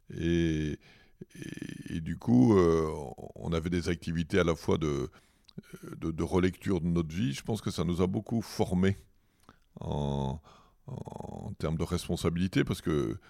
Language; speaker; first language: French; native; French